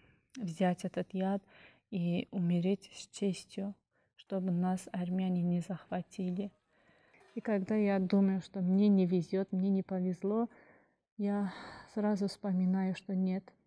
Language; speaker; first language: Russian; non-native, fluent; Azerbaijani